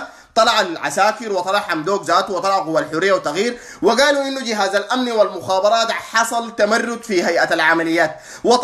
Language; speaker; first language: Arabic; native; Arabic